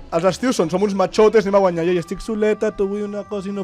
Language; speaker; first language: Catalan; native; Catalan